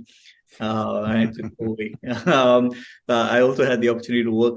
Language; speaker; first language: English; non-native, local second language; Tamil